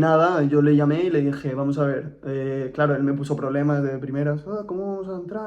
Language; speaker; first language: Spanish; native; Spanish